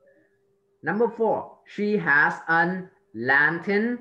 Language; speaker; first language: English; non-native, fluent; Vietnamese